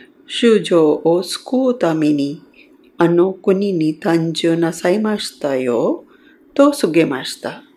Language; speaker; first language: Japanese; non-native, fluent; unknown